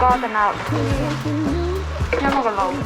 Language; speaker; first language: Korean; non-native, fluent; Khmer